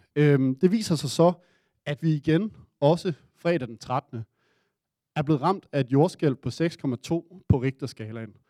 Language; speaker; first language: Danish; native; Danish